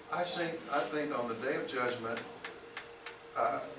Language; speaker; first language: English; native; English